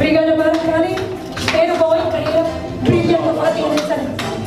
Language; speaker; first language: Portuguese; non-native, learner; Tetum